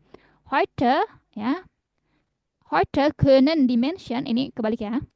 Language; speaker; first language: German; non-native, fluent; Indonesian